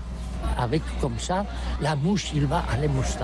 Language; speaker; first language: French; non-native, learner; Catalan